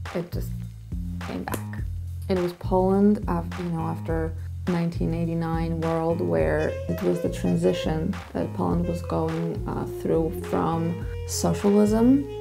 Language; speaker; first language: English; non-native, fluent; Polish